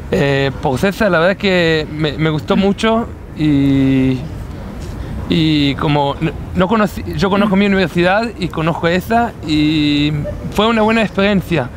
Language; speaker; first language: Spanish; non-native, fluent; Hebrew